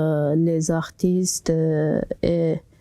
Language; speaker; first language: French; non-native, local second language; Persian